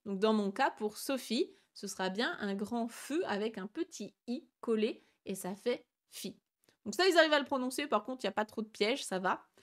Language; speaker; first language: French; native; French